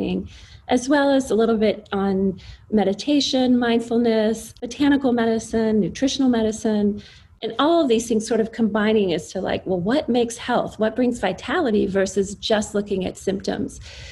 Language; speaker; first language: English; native; English